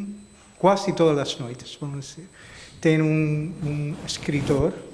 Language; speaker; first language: Portuguese; non-native, learner; Spanish